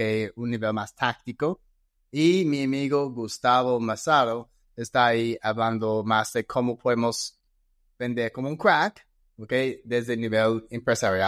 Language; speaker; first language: Spanish; non-native, fluent; English